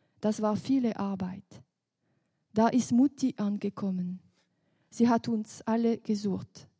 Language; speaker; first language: German; non-native, local second language; French